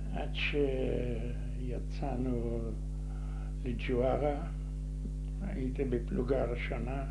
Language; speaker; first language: Hebrew; non-native, fluent; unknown